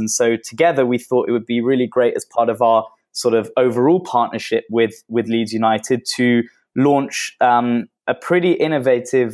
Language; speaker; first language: English; native; English